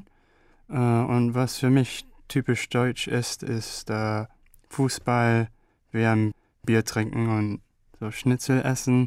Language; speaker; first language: German; early bilingual, other home language; Korean